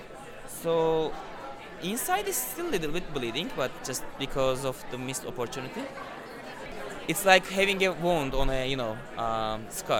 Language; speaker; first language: English; non-native, fluent; Turkish